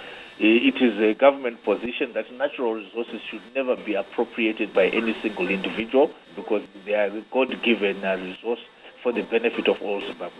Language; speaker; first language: English; non-native, local second language; Shona